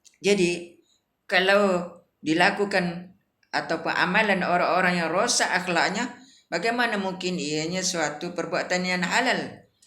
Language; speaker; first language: Malay; native; Malay